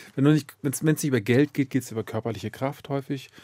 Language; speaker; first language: German; native; German